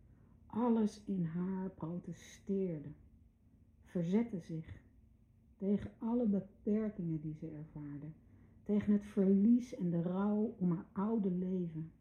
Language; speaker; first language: Dutch; native; Dutch